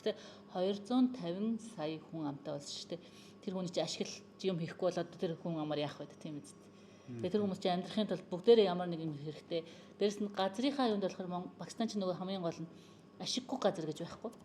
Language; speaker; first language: Mongolian; native; Mongolian